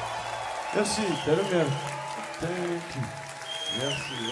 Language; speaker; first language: French; non-native, learner; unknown